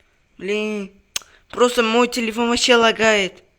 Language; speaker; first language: Russian; non-native, local second language; Uzbek